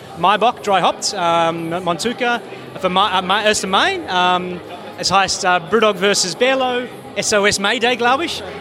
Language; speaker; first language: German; non-native, fluent; English